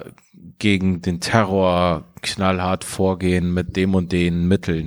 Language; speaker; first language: German; early bilingual, other home language; Persian